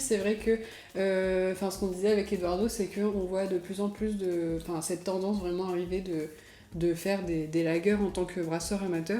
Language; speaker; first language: French; native; French